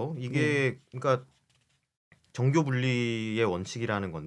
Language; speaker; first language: Korean; native; Korean